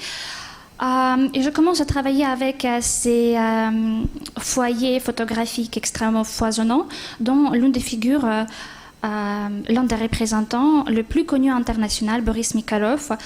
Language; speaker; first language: French; non-native, fluent; Ukrainian